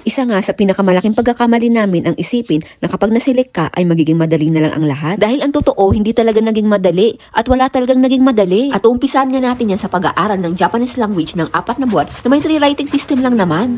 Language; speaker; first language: Filipino; non-native, local second language; Bikol